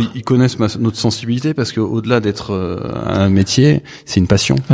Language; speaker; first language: French; native; French